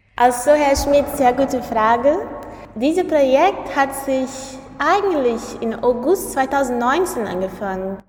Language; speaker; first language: German; non-native, fluent; Portuguese